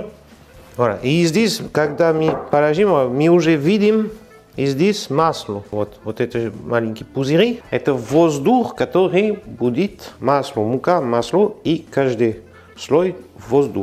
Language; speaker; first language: Russian; non-native, learner; French